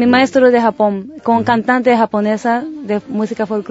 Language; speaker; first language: Spanish; non-native, learner; Japanese